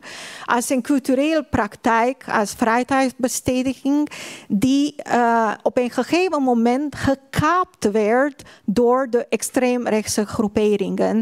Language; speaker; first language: Dutch; non-native, fluent; Hungarian